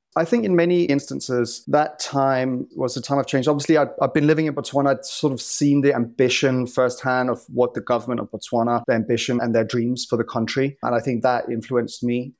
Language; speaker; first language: English; non-native, fluent; Danish